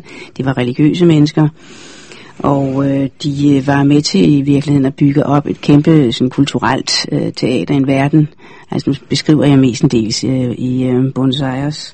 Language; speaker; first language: Danish; native; Danish